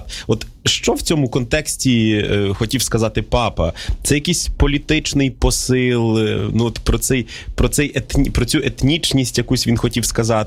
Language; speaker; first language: Ukrainian; native; Ukrainian